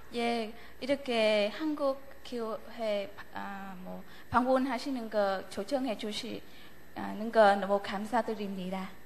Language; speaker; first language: Korean; non-native, learner; Vietnamese